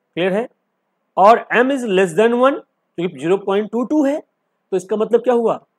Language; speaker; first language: Hindi; native; Hindi